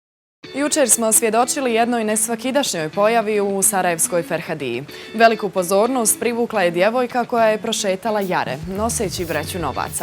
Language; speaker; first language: Bosnian; native; Bosnian